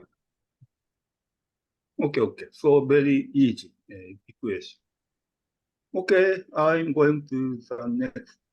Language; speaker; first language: English; non-native, fluent; Japanese